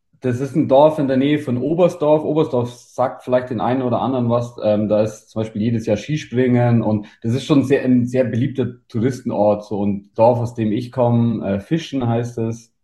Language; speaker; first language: German; native; German